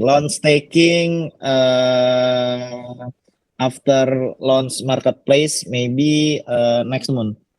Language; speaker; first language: English; non-native, learner; Indonesian